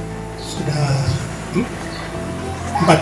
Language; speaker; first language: Indonesian; native; Indonesian